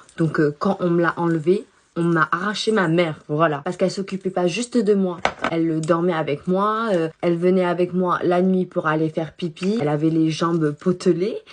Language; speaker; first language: French; early bilingual, other home language; Chinese